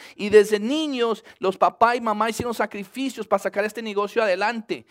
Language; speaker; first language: Spanish; early bilingual, heritage; Spanish